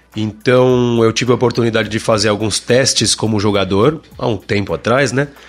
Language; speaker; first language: Portuguese; non-native, fluent; Spanish